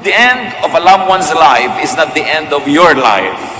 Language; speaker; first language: English; non-native, local second language; Filipino